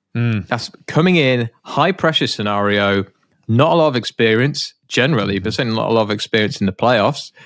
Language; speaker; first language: English; native; English